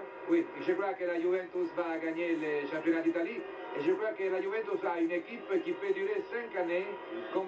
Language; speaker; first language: French; non-native, fluent; Italian